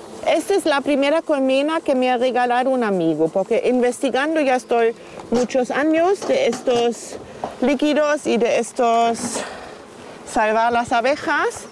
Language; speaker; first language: Spanish; non-native, fluent; German